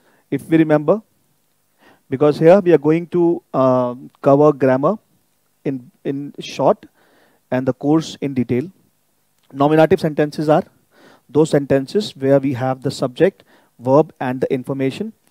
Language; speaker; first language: English; non-native, local second language; Hindi